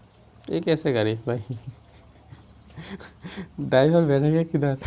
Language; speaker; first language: Hindi; non-native, local second language; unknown